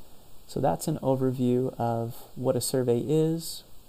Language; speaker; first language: English; native; English